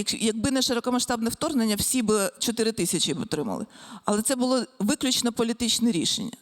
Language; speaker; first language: Ukrainian; native; Ukrainian